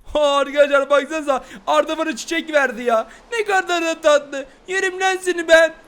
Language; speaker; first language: Turkish; native; Turkish